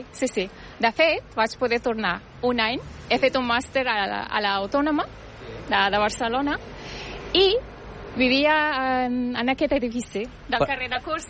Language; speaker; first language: Catalan; non-native, fluent; Turkish